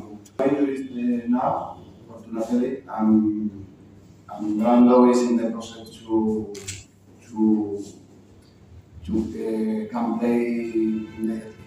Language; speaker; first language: English; non-native, learner; Spanish